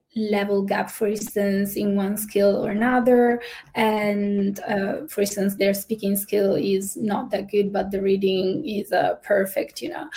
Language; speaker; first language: English; non-native, fluent; Italian